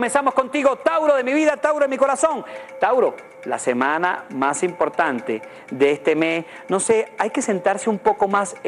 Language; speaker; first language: Spanish; native; Spanish